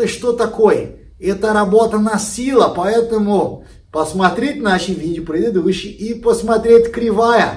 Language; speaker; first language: Russian; non-native, learner; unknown